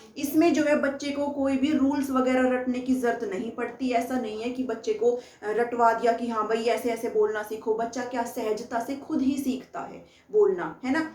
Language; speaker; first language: Hindi; native; Hindi